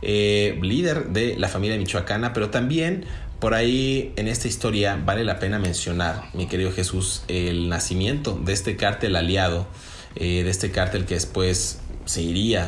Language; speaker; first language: Spanish; native; Spanish